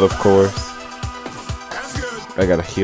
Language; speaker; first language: English; native; English